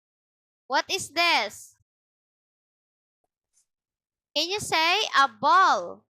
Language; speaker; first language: English; non-native, local second language; Filipino